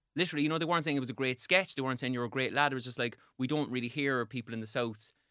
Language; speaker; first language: English; native; English